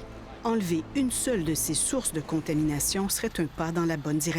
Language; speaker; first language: French; native; French